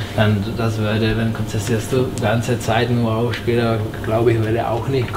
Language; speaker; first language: German; non-native, fluent; Czech